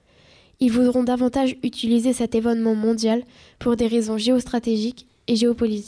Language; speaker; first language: French; native; French